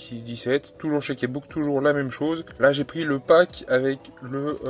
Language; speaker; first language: French; native; French